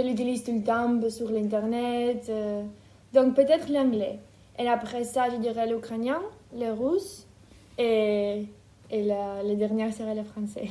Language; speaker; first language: French; non-native, fluent; Ukrainian